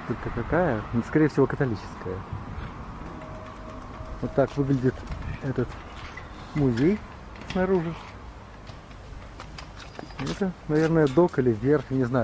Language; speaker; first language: Russian; native; Russian